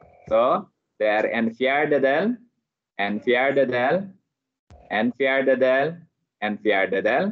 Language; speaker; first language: Swedish; non-native, fluent; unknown